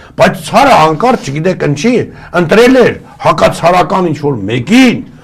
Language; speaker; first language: Armenian; early bilingual, other home language; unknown